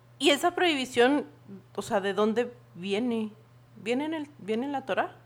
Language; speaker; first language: Spanish; native; Spanish